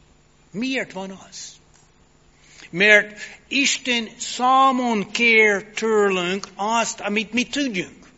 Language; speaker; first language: Hungarian; non-native, fluent; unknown